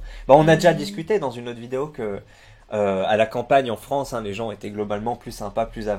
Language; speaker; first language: French; native; French